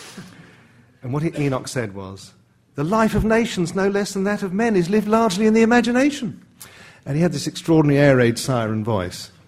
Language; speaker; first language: English; native; English